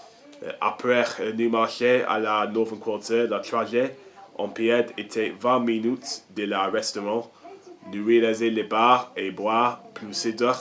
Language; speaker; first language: French; non-native, learner; English